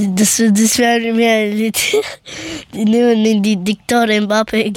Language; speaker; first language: German; early bilingual, other home language; Persian